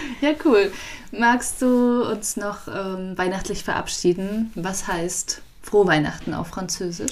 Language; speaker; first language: German; native; German